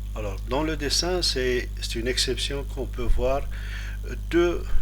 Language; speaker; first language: French; non-native, local second language; Arabic